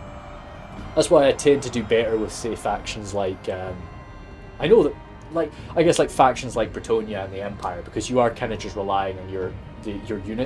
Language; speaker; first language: English; native; English